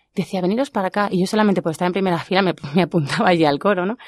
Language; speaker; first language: Spanish; native; Spanish